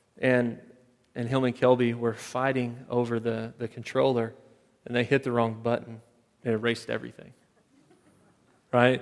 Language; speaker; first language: English; native; English